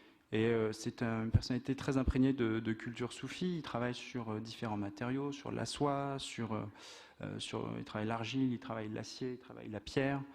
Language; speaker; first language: French; native; French